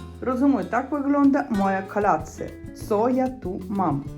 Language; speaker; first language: Polish; non-native, learner; Russian